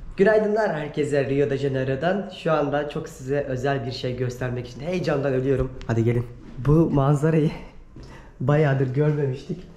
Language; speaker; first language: Turkish; native; Turkish